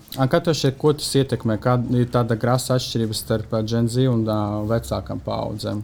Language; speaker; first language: Latvian; non-native, local second language; Russian